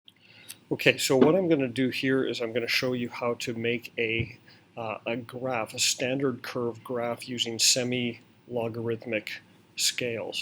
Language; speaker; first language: English; native; English